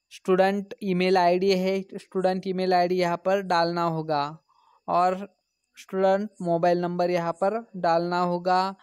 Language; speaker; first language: Hindi; non-native, local second language; Marathi